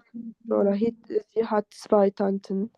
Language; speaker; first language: German; non-native, fluent; French